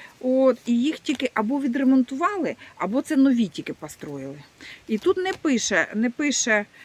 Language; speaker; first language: Ukrainian; non-native, local second language; Russian